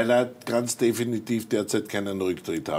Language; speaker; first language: German; native; German